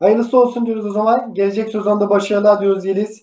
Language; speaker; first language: Turkish; native; Turkish